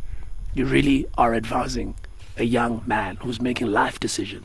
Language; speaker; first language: English; non-native, local second language; Zulu